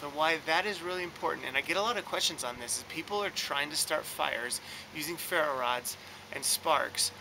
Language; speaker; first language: English; native; English